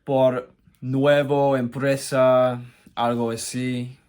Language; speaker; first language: Spanish; non-native, learner; English